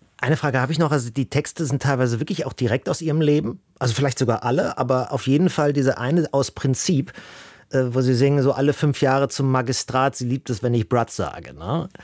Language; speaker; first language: German; native; German